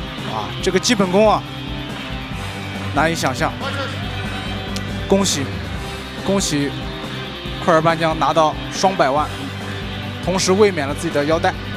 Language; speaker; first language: Chinese; native; Chinese